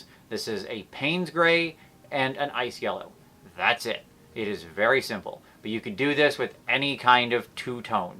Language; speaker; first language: English; native; English